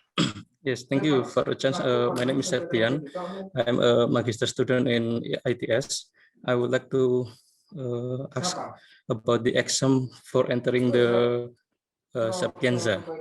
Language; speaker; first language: English; non-native, learner; Indonesian